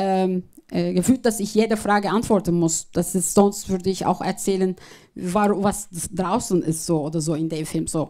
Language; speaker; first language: German; non-native, fluent; Turkish